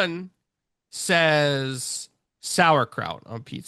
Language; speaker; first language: English; native; English